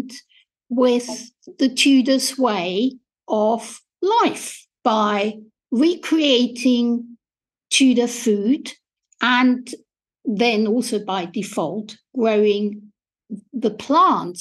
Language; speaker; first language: English; non-native, fluent; German